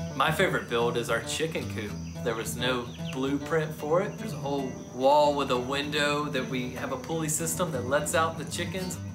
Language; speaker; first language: English; native; English